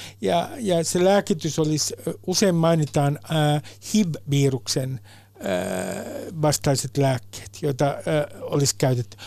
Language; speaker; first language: Finnish; native; Finnish